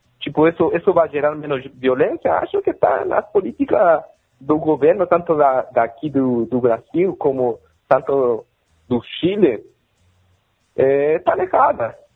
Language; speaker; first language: Portuguese; non-native, fluent; Spanish